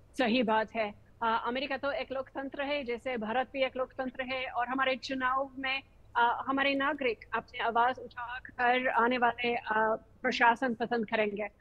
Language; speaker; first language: Hindi; non-native, fluent; English